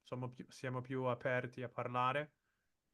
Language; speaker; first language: Italian; non-native, fluent; Portuguese